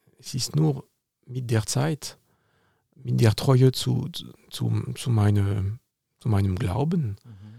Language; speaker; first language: German; non-native, fluent; French